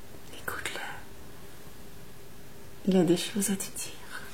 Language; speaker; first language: French; native; French